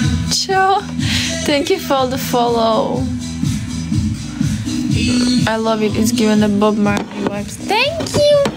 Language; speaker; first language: English; non-native, learner; Slovak